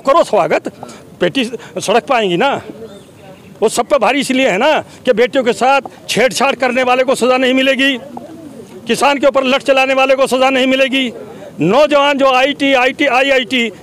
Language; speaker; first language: Hindi; native; Hindi